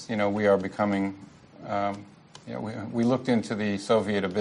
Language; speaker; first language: English; native; English